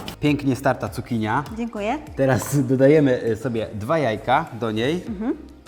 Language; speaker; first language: Polish; native; Polish